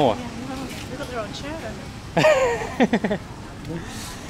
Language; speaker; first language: English; native; English